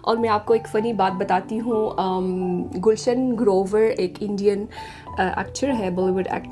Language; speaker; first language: Hindi; non-native, fluent; Arabic